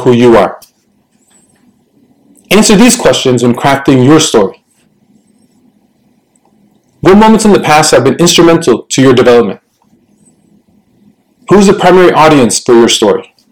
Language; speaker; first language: English; early bilingual, other home language; Spanish